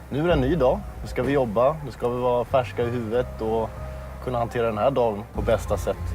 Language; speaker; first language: Swedish; native; Swedish